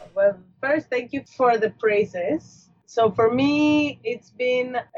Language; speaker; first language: English; non-native, fluent; Spanish